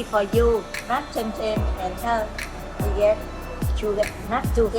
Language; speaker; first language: English; non-native, learner; Vietnamese